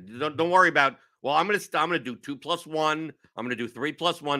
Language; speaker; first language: English; native; English